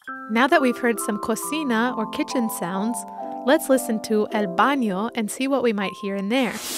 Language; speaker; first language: English; native; English